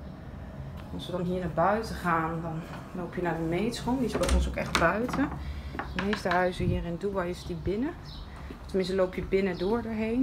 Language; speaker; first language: Dutch; native; Dutch